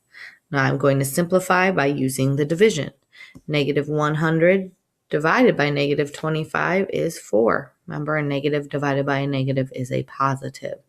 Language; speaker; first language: English; native; English